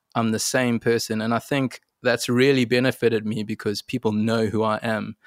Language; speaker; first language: English; native; English